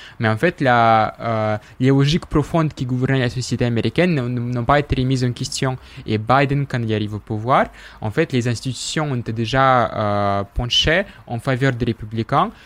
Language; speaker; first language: French; non-native, fluent; Russian